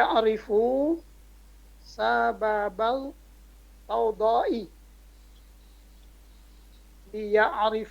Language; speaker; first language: Arabic; non-native, learner; Indonesian